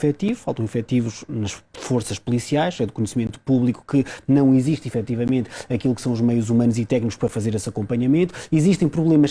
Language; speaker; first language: Portuguese; native; Portuguese